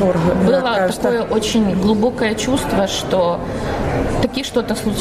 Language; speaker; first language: Russian; native; Russian